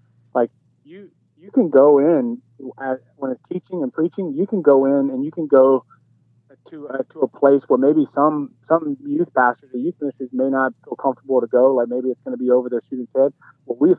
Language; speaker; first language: English; native; English